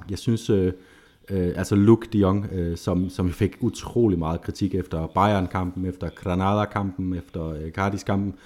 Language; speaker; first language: Danish; native; Danish